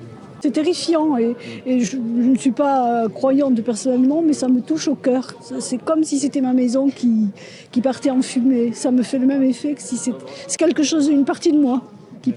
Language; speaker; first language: French; native; French